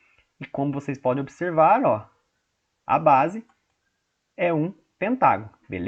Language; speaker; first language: Portuguese; native; Portuguese